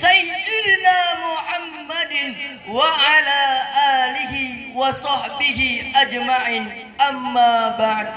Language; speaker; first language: Arabic; non-native, learner; Indonesian